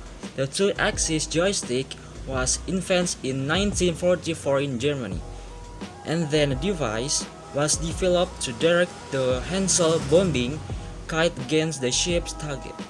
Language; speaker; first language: English; non-native, learner; Indonesian